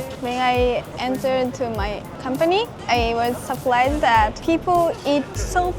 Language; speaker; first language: English; non-native, learner; Japanese